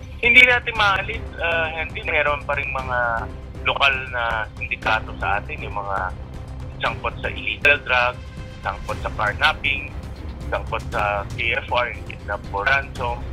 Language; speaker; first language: Filipino; native; Filipino